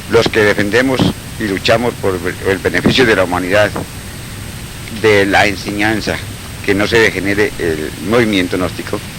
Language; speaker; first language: Spanish; native; Spanish